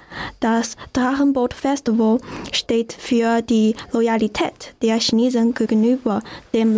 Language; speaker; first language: German; non-native, learner; Chinese